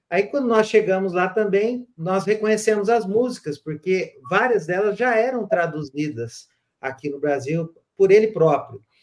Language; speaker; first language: Portuguese; native; Portuguese